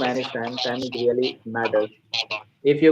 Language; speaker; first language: English; non-native, fluent; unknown